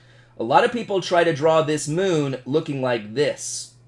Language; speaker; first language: English; native; English